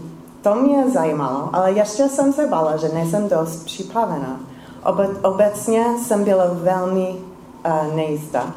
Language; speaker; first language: Czech; non-native, fluent; English